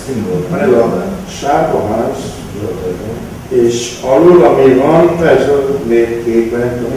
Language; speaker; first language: Hungarian; non-native, local second language; Romanian